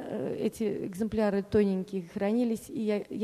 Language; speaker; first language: Russian; native; Russian